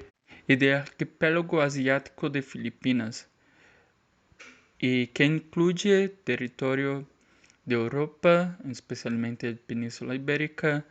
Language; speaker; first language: Spanish; non-native, learner; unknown